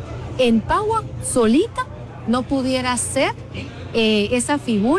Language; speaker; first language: Spanish; native; Spanish